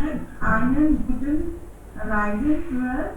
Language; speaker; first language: German; non-native, learner; Hindi